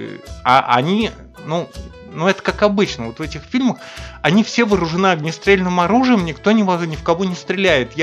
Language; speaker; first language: Russian; native; Russian